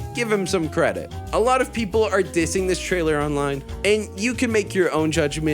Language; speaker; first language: English; native; English